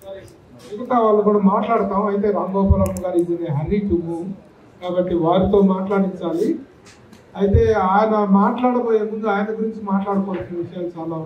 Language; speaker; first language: Telugu; native; Telugu